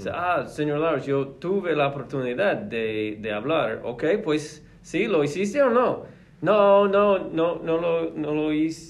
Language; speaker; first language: Spanish; non-native, fluent; English